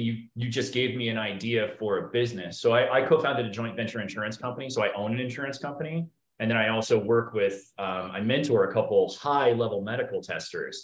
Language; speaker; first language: English; native; English